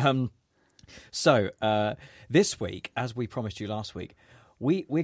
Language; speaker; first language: English; native; English